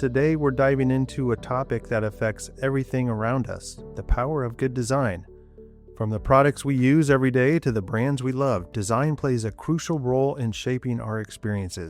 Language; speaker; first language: English; native; English